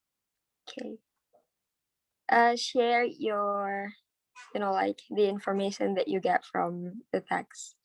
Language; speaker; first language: English; non-native, learner; Indonesian